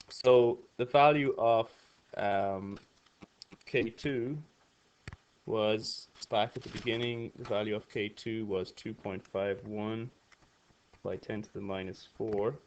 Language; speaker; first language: English; native; English